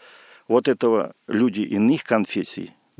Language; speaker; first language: Russian; native; Russian